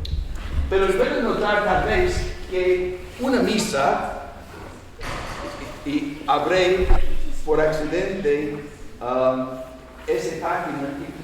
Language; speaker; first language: Spanish; non-native, fluent; English